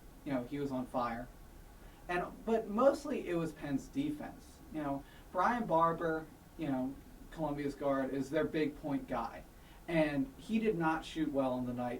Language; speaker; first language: English; native; English